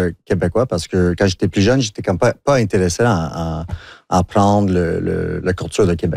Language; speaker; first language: French; non-native, local second language; English